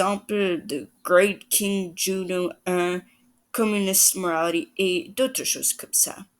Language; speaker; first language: French; non-native, learner; English